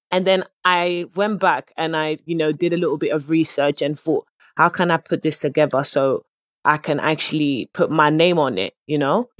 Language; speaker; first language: English; early bilingual, other home language; Dutch